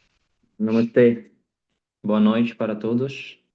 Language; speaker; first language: Portuguese; non-native, learner; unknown